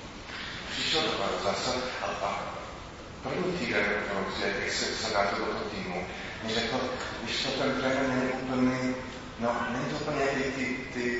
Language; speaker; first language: Czech; non-native, fluent; English